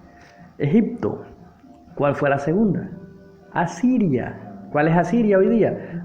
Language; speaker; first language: Spanish; native; Spanish